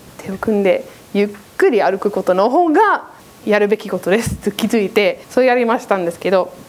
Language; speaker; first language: Japanese; non-native, fluent; English